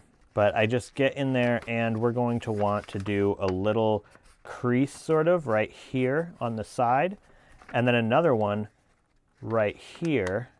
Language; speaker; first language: English; native; English